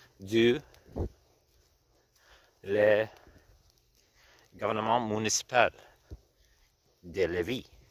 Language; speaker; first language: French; non-native, learner; English